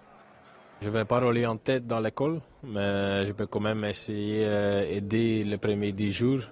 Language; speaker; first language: French; non-native, local second language; Dutch